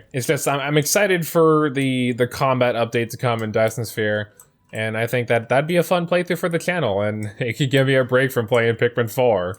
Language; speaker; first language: English; native; English